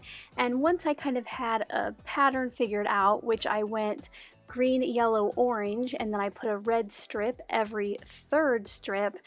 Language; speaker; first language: English; native; English